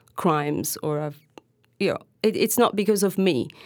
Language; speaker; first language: English; non-native, fluent; Turkish